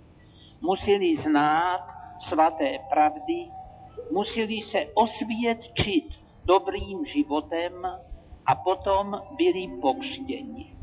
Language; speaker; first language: Czech; native; Czech